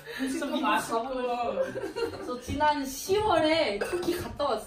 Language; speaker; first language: Korean; non-native, fluent; Thai